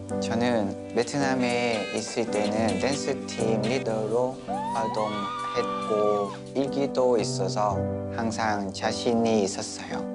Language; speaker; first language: Korean; non-native, learner; Vietnamese